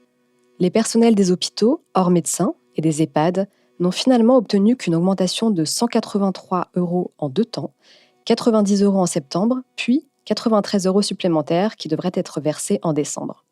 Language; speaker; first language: French; native; French